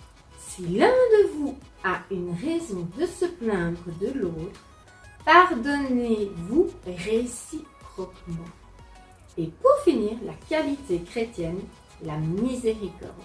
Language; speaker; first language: French; native; French